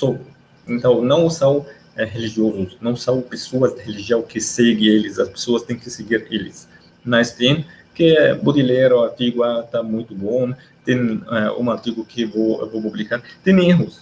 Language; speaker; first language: Portuguese; non-native, fluent; Arabic